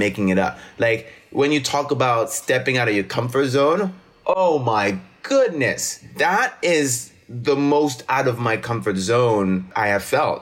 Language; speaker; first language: English; non-native, local second language; French